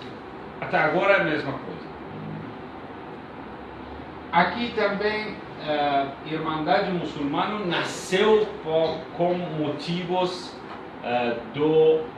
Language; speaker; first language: Portuguese; non-native, learner; Persian